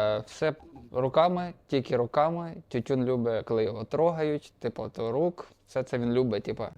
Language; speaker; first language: Ukrainian; non-native, local second language; Russian